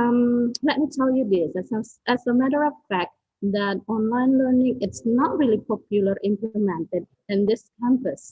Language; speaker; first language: English; non-native, fluent; Indonesian